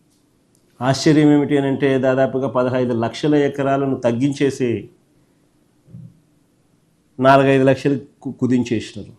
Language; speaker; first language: Telugu; native; Telugu